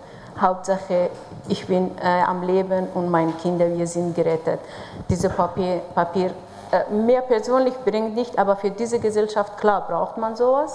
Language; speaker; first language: German; non-native, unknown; Persian